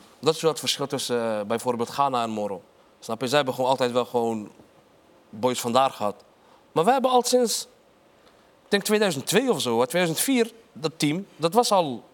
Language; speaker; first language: Dutch; early bilingual, other home language; Arabic